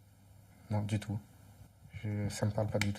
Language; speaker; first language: French; native; French